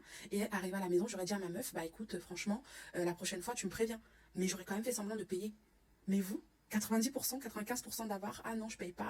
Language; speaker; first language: French; native; French